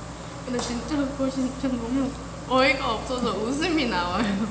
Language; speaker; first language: Korean; non-native, fluent; Thai